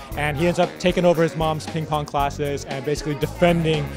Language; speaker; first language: English; native; English